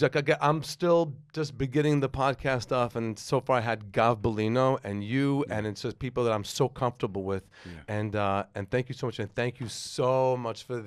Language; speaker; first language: English; native; English